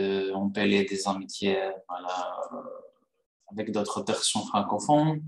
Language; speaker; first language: French; non-native, fluent; Greek